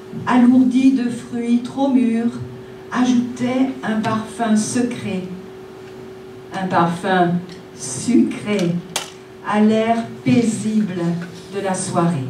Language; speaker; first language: French; native; French